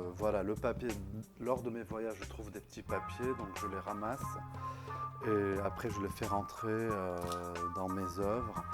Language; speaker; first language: French; non-native, local second language; Arabic